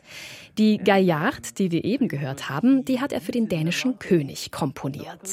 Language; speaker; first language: German; native; German